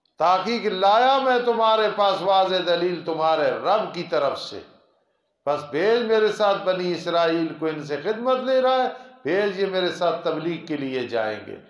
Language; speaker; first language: Urdu; non-native, local second language; Punjabi